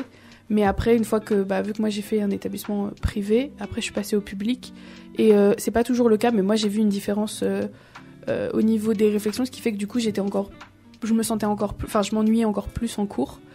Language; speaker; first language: French; native; French